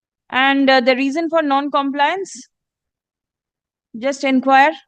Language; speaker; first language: English; non-native, local second language; Bangla